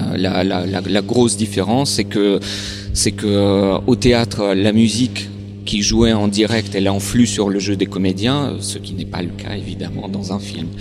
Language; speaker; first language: French; non-native, fluent; Russian